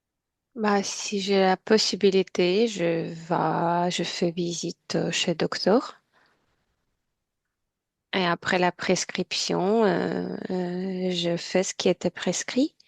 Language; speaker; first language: French; non-native, learner; Ukrainian